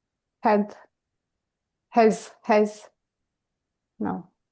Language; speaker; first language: English; non-native, learner; Romanian